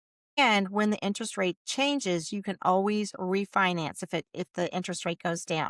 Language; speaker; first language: English; native; English